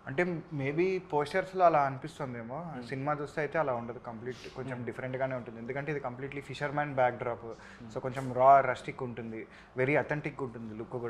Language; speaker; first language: Telugu; native; Telugu